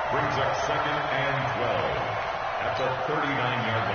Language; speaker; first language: English; native; English